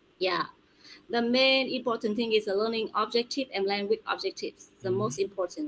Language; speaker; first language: English; non-native, fluent; Vietnamese